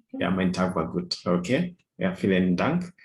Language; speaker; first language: German; non-native, fluent; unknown